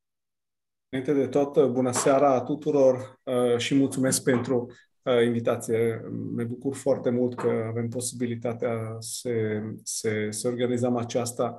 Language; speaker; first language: Romanian; non-native, fluent; Italian